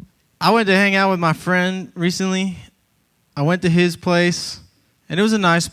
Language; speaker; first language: English; native; English